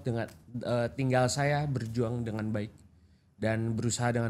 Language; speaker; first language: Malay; non-native, local second language; Indonesian